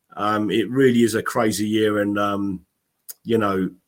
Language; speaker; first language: English; native; English